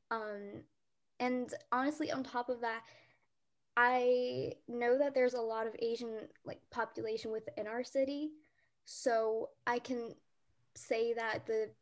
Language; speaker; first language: English; early bilingual, other home language; Korean